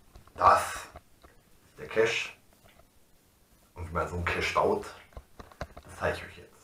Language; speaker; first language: German; native; German